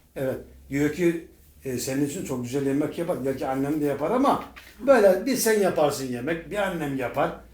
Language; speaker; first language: Turkish; native; Turkish